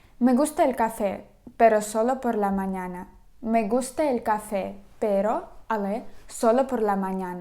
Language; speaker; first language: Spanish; non-native, fluent; Ukrainian